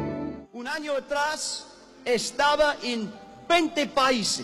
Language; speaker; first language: Spanish; non-native, learner; English